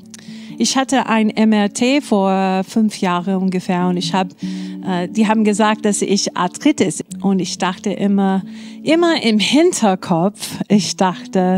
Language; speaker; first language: German; non-native, fluent; English